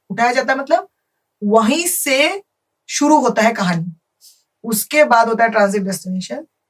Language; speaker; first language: Hindi; non-native, local second language; Bangla